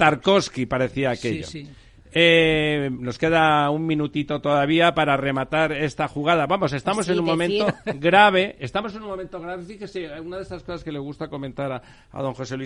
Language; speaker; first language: Spanish; native; Spanish